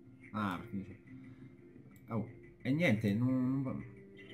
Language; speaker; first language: Italian; native; Italian